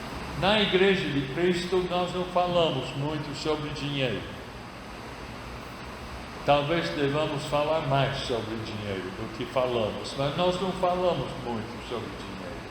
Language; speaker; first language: Portuguese; non-native, fluent; English